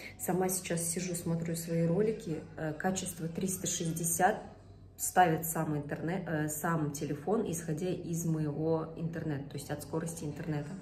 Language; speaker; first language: Russian; native; Russian